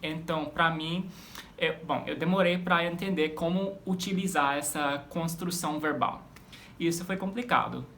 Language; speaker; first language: Portuguese; non-native, fluent; English